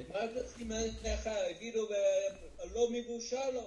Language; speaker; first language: Hebrew; non-native, learner; English